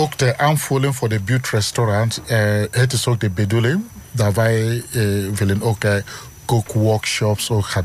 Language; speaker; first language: Dutch; non-native, fluent; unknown